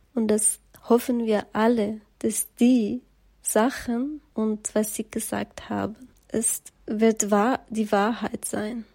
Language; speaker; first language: German; non-native, fluent; Persian